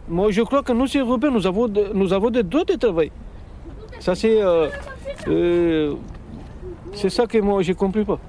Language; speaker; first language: French; non-native, learner; Romanian